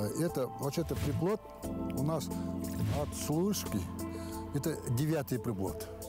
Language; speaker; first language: Russian; non-native, local second language; Kazakh